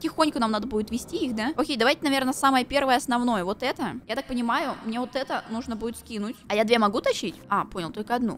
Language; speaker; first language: Russian; native; Russian